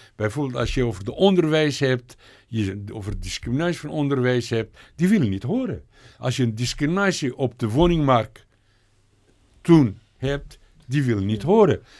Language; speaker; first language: Dutch; non-native, learner; Turkish